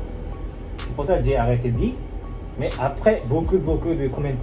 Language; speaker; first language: French; non-native, learner; Japanese